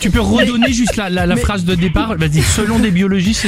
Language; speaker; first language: French; native; French